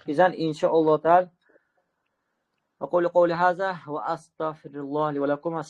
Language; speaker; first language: Arabic; non-native, fluent; Uzbek